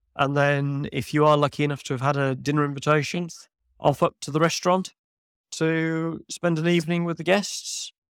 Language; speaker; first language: English; native; English